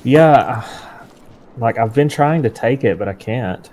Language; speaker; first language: English; native; English